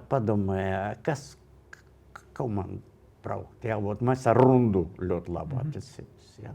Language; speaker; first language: Latvian; non-native, local second language; Russian